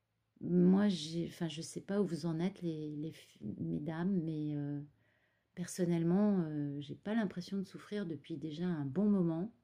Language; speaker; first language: French; native; French